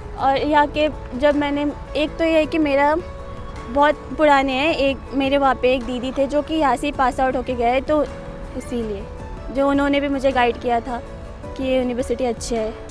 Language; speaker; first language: Hindi; non-native, local second language; Bangla